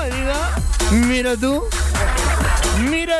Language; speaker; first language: Spanish; native; Spanish